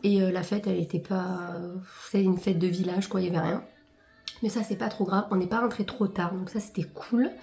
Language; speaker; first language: French; native; French